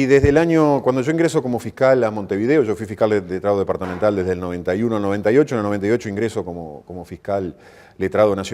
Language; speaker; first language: Spanish; native; Spanish